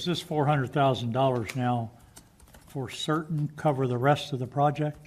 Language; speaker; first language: English; native; English